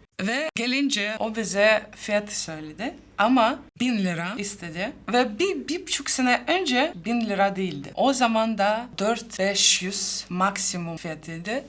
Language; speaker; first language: Turkish; non-native, fluent; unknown